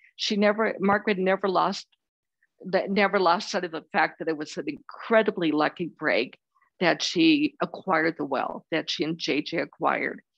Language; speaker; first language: English; native; English